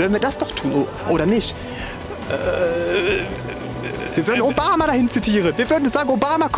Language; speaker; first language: German; native; German